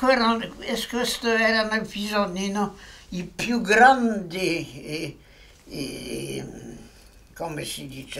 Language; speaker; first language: Italian; non-native, fluent; Polish